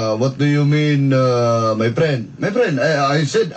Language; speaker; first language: English; non-native, learner; Cebuano